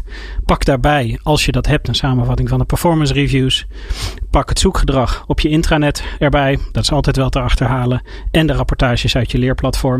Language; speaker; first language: Dutch; native; Dutch